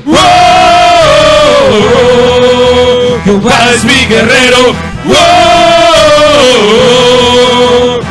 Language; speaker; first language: Spanish; native; Spanish